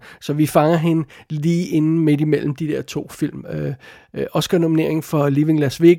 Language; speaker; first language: Danish; native; Danish